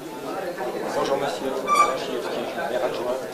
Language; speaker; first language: French; native; French